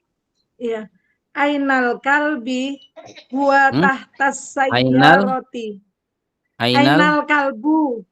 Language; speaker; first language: Arabic; non-native, learner; Indonesian